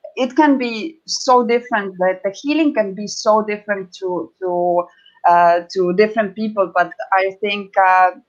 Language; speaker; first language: English; non-native, fluent; Estonian